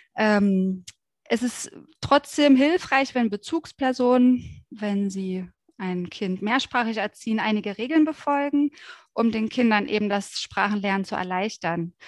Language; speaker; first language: German; native; German